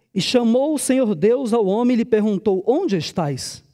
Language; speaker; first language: Portuguese; native; Portuguese